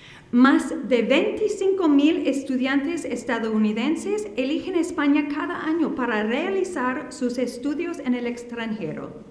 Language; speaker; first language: Spanish; non-native, fluent; English